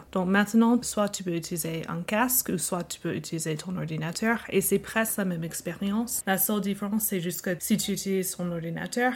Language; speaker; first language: French; non-native, fluent; English